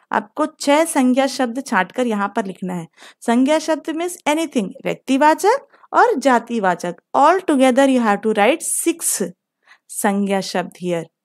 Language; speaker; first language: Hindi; non-native, local second language; Telugu